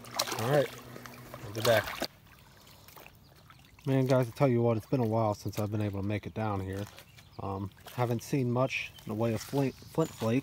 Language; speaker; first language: English; native; English